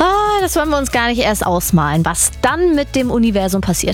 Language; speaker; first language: German; native; German